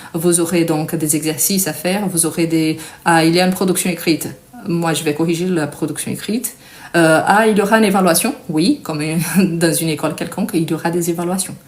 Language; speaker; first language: French; non-native, fluent; Portuguese